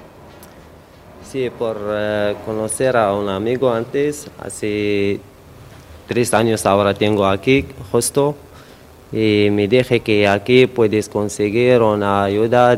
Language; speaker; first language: Spanish; non-native, learner; Arabic